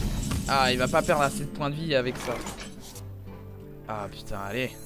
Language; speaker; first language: French; native; French